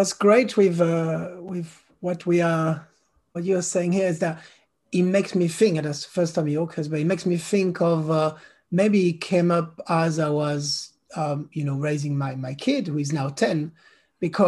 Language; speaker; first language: English; non-native, fluent; French